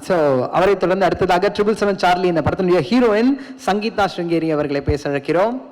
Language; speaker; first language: Tamil; native; Tamil